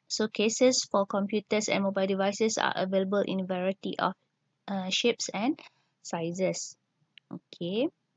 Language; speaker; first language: English; non-native, local second language; Malay